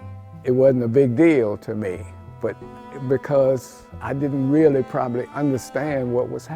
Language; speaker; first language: English; native; English